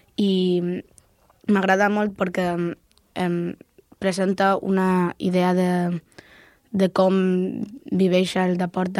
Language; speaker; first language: Catalan; non-native, local second language; Spanish